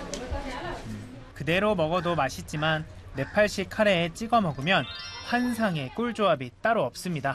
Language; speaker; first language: Korean; native; Korean